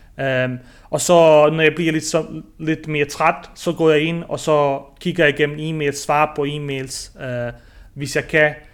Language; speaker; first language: Danish; early bilingual, other home language; Bosnian